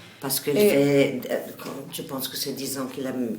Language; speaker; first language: French; non-native, learner; Catalan